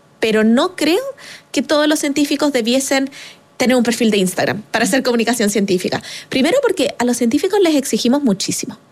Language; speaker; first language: Spanish; native; Spanish